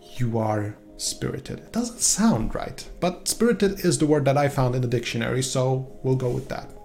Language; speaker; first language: English; non-native, fluent; Swedish